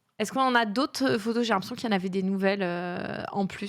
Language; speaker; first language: French; native; French